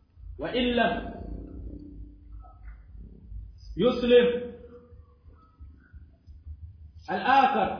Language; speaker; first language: Arabic; non-native, fluent; Swahili